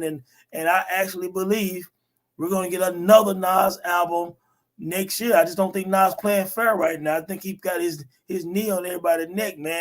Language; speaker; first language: English; native; English